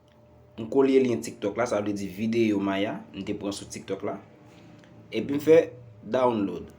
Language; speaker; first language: French; non-native, learner; Haitian Creole